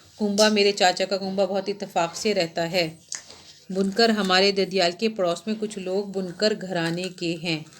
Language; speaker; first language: Urdu; native; Urdu